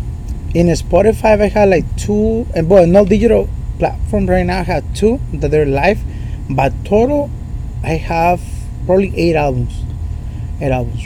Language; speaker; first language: English; non-native, fluent; Spanish